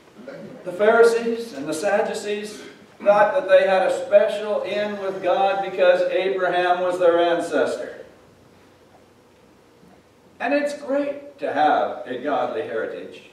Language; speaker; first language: English; native; English